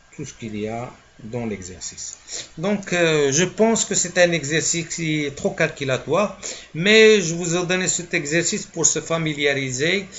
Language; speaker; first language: French; non-native, local second language; Arabic